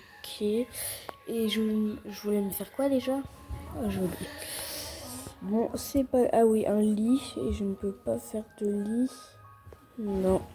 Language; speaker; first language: French; native; French